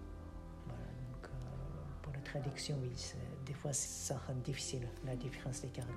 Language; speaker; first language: French; non-native, fluent; Japanese